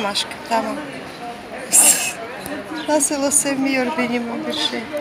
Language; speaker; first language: Turkish; non-native, learner; Russian